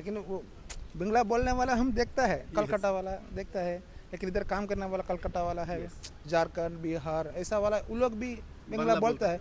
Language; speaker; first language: Hindi; non-native, local second language; Malayalam